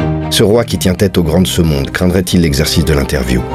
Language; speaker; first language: French; native; French